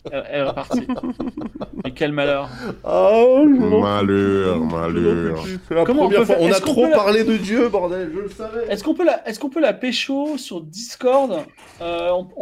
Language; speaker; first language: French; native; French